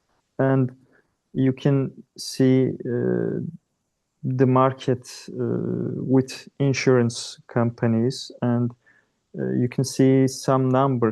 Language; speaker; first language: English; non-native, learner; Turkish